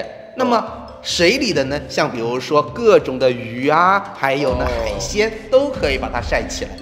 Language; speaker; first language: Chinese; native; Chinese